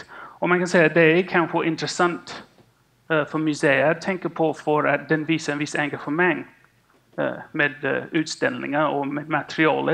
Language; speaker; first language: Swedish; non-native, fluent; English